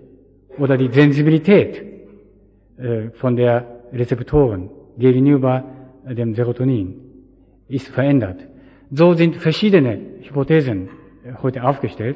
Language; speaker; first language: German; non-native, fluent; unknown